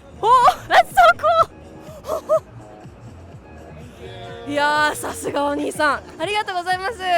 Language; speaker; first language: Japanese; non-native, learner; English